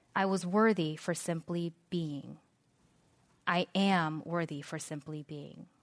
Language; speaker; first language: English; non-native, fluent; Korean